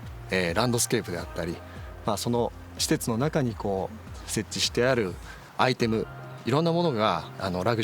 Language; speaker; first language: Japanese; native; Japanese